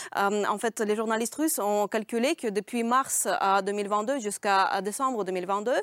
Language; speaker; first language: French; non-native, fluent; Russian